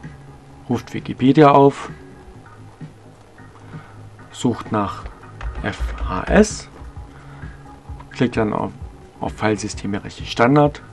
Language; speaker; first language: German; native; German